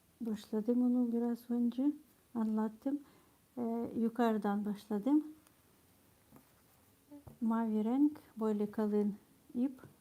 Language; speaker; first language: Turkish; non-native, fluent; Ukrainian